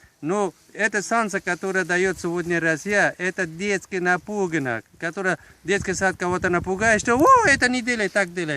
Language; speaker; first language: Russian; non-native, learner; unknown